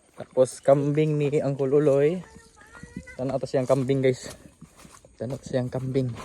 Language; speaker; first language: Filipino; non-native, local second language; Cebuano